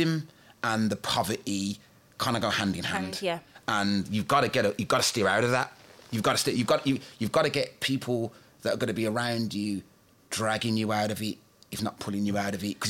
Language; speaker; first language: English; native; English